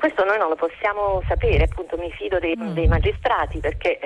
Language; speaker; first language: Italian; native; Italian